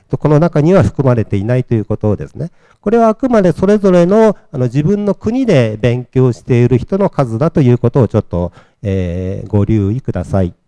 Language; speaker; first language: Japanese; native; Japanese